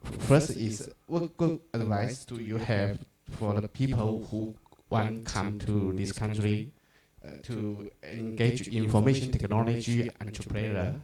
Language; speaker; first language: English; non-native, learner; Chinese